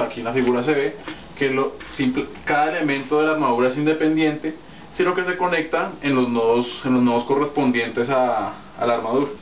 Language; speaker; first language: Spanish; native; Spanish